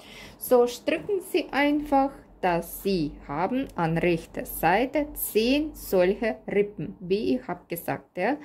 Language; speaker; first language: German; non-native, learner; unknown